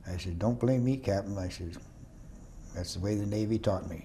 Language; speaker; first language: English; native; English